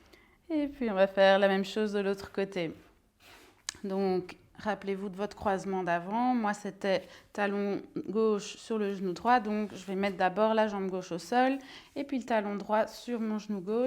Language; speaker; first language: French; native; French